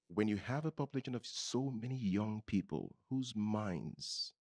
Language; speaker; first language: English; non-native, local second language; Yoruba